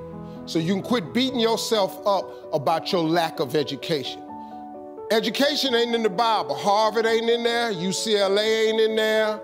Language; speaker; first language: English; native; English